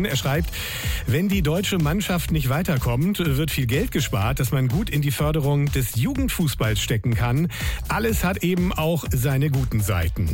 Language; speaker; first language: German; native; German